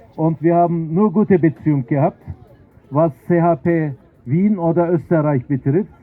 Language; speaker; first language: German; non-native, fluent; Turkish